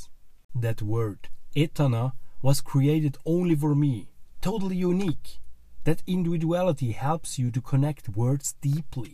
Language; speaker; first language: English; non-native, fluent; German